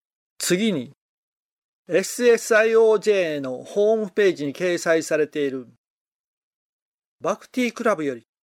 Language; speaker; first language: Japanese; native; Japanese